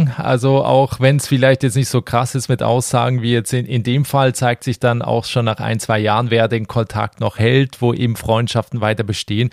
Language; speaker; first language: German; native; German